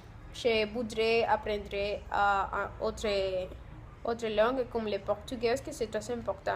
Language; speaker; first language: French; non-native, learner; Spanish